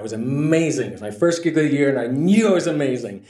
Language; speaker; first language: English; native; English